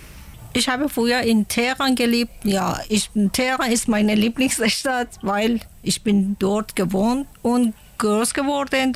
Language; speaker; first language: German; non-native, learner; Persian